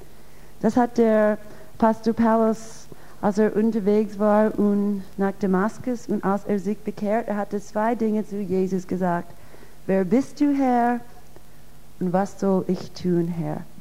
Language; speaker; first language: German; non-native, fluent; English